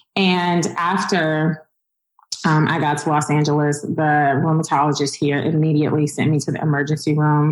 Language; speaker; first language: English; native; English